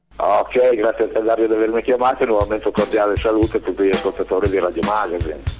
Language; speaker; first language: Italian; native; Italian